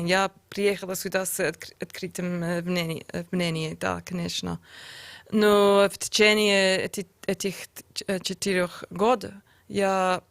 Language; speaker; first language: Russian; non-native, learner; English